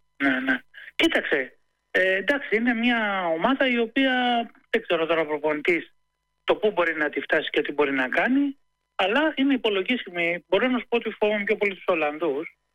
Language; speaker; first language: Greek; native; Greek